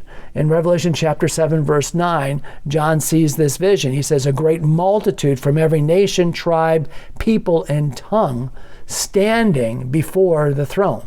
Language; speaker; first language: English; native; English